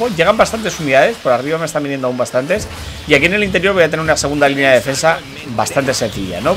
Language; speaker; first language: Spanish; native; Spanish